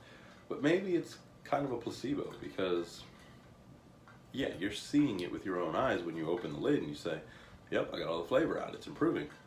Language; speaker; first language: English; native; English